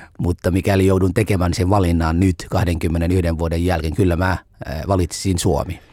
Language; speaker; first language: Finnish; non-native, fluent; Somali